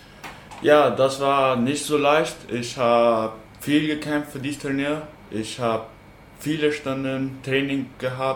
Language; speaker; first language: German; non-native, local second language; Plautdietsch